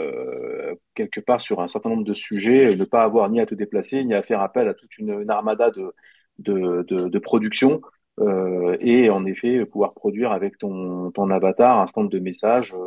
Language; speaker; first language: French; native; French